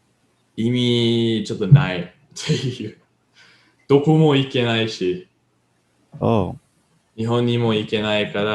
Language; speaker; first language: Japanese; non-native, learner; English